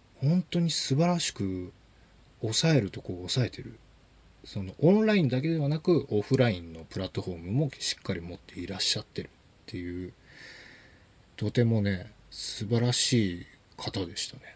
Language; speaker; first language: Japanese; native; Japanese